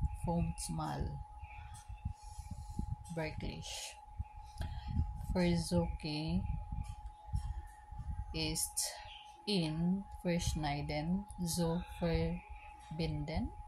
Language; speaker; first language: German; non-native, learner; Filipino